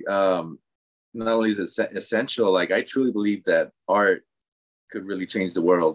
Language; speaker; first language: English; early bilingual, other home language; Spanish